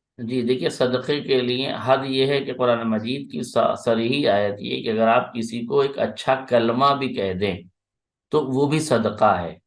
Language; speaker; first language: Urdu; native; Urdu